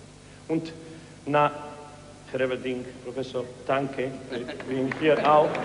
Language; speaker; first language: German; non-native, learner; Spanish